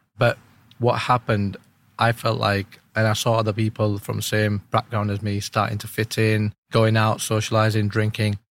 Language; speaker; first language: English; early bilingual, other home language; Urdu